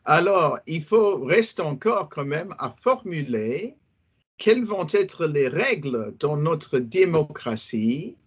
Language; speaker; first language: French; non-native, fluent; English